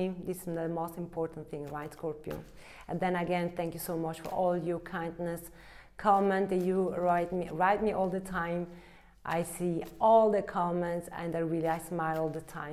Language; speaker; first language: English; non-native, fluent; Italian